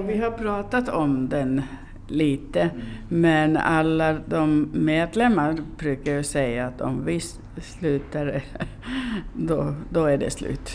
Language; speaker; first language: Swedish; non-native, learner; Finnish